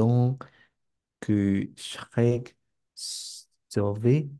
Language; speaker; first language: French; non-native, learner; English